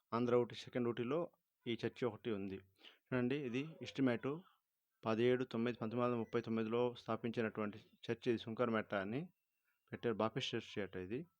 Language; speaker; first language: Telugu; non-native, local second language; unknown